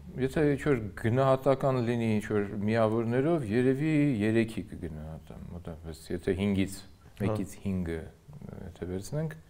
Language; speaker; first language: Armenian; native; Armenian